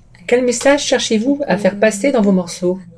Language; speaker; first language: French; native; French